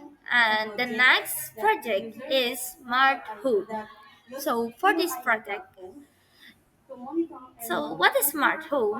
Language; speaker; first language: English; non-native, learner; Indonesian